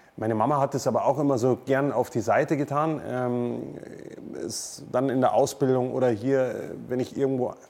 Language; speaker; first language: German; native; German